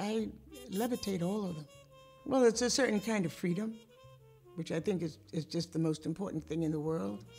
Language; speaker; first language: English; native; English